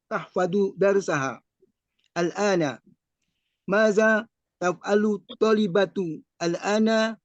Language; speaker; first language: Arabic; non-native, learner; Indonesian